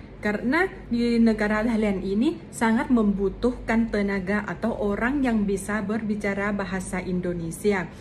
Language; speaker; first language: Indonesian; non-native, fluent; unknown